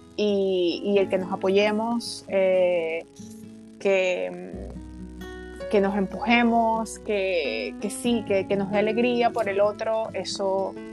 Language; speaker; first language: Spanish; native; Spanish